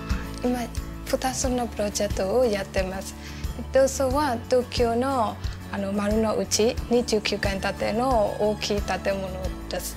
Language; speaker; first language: Japanese; non-native, fluent; Burmese